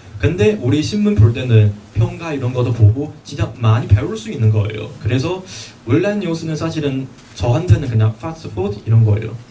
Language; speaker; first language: Korean; non-native, fluent; Chinese